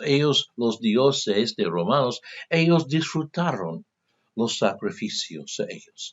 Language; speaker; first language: Spanish; non-native, fluent; English